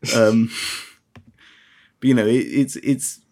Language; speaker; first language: English; native; English